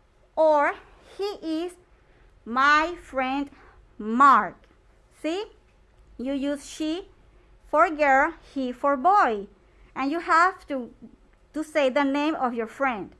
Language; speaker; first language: English; non-native, fluent; Spanish